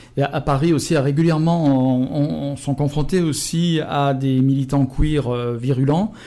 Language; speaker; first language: French; native; French